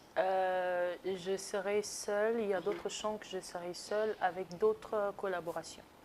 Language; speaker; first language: French; non-native, local second language; Lingala